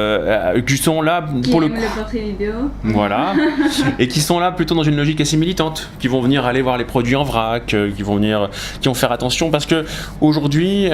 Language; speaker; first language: French; native; French